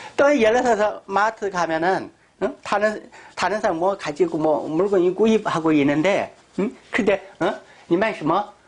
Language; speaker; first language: Korean; non-native, fluent; Chinese